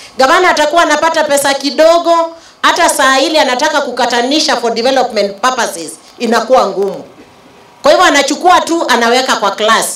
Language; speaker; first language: Swahili; native; Swahili